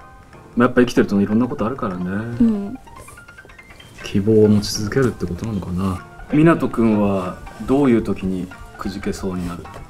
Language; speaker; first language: Japanese; native; Japanese